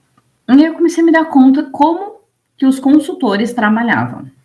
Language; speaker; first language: Portuguese; native; Portuguese